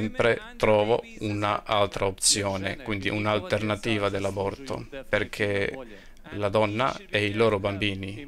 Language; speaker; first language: Italian; non-native, fluent; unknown